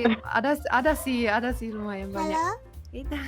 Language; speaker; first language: Indonesian; non-native, fluent; Finnish